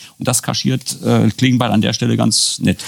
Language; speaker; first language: German; native; German